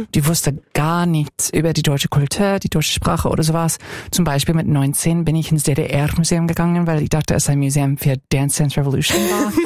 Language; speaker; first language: German; non-native, fluent; English